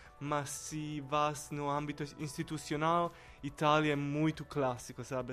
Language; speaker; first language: Portuguese; non-native, learner; Italian